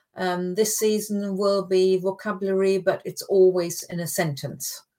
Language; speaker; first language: English; non-native, fluent; German